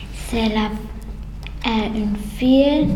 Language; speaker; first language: French; non-native, learner; German